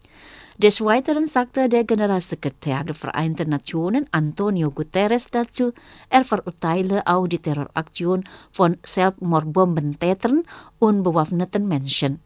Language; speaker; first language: German; non-native, fluent; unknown